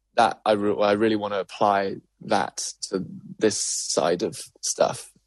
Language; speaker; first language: English; native; English